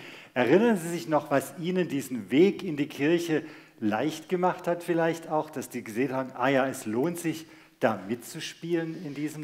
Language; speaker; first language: German; native; German